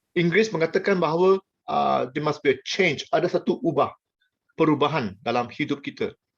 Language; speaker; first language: Malay; non-native, local second language; Chinese